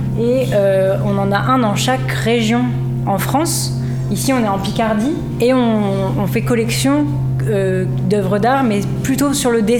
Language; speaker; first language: French; native; French